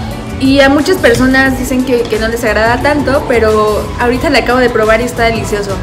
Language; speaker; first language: Spanish; native; Spanish